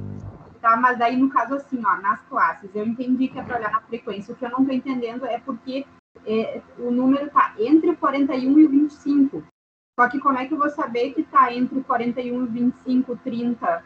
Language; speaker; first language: Portuguese; native; Portuguese